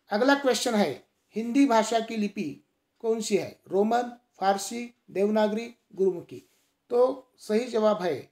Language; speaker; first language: Hindi; non-native, local second language; Marathi